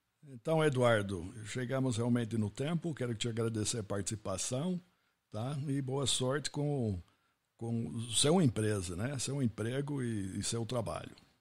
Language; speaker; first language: Portuguese; non-native, fluent; English